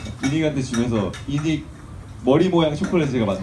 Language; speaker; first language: Korean; early bilingual, heritage; Korean